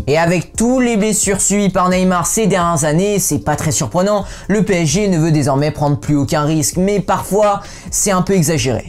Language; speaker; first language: French; native; French